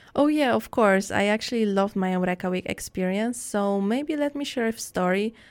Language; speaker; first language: English; non-native, fluent; Polish